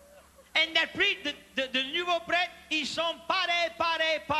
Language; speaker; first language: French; native; French